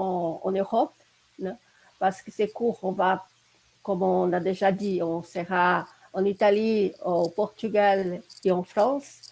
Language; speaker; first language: French; non-native, fluent; Portuguese